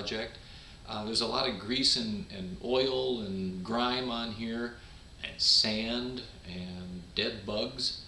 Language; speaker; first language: English; native; English